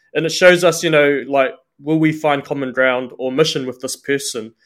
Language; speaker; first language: English; native; English